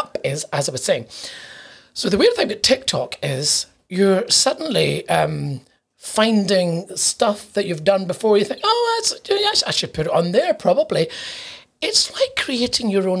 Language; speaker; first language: English; native; English